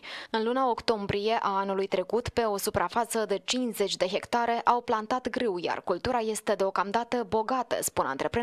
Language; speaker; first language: Romanian; native; Romanian